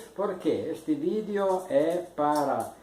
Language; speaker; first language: Portuguese; non-native, fluent; Italian